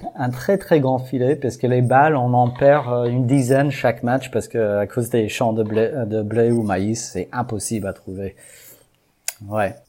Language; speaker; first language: French; non-native, fluent; English